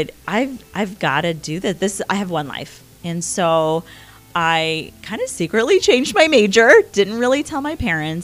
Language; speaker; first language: English; early bilingual, other home language; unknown